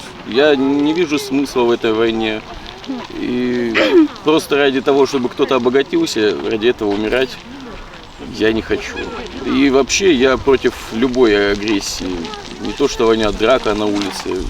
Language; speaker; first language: Russian; native; Russian